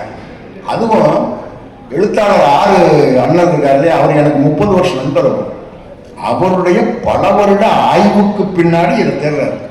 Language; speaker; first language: Tamil; native; Tamil